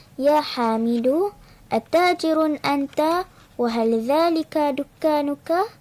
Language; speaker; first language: Arabic; non-native, learner; Malay